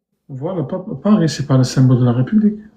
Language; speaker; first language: French; native; French